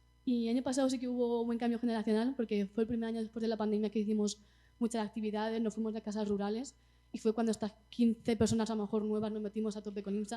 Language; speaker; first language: Spanish; native; Spanish